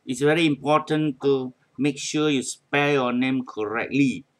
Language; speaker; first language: English; non-native, local second language; Malay